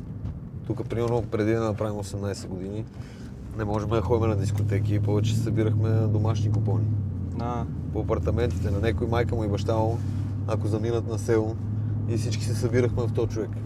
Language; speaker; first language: Bulgarian; native; Bulgarian